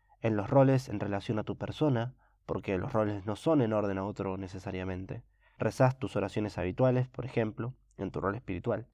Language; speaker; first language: Spanish; native; Spanish